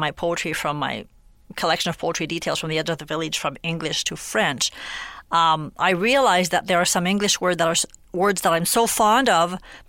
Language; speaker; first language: English; non-native, fluent; French